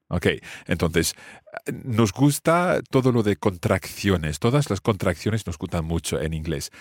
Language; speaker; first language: Spanish; non-native, fluent; English